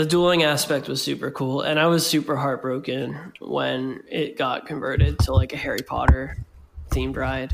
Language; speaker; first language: English; native; English